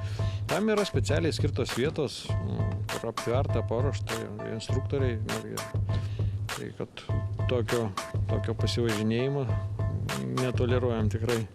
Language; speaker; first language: Lithuanian; native; Lithuanian